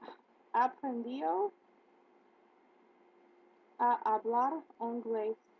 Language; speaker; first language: Spanish; non-native, learner; English